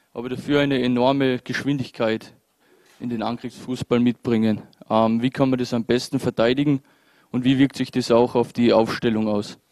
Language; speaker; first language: German; native; German